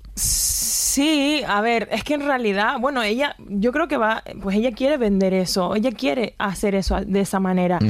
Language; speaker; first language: Spanish; native; Spanish